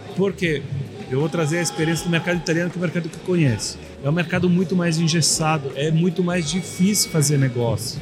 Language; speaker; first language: Portuguese; non-native, fluent; Italian